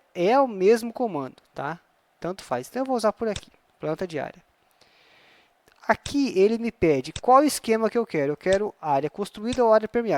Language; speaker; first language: Portuguese; native; Portuguese